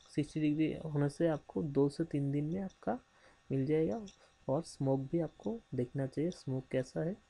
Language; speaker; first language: Hindi; non-native, local second language; Bangla